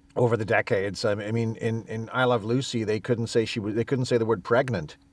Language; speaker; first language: English; native; English